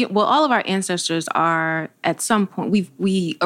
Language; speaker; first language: English; native; English